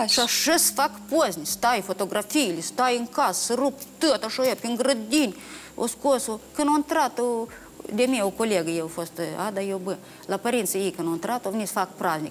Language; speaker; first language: Romanian; native; Romanian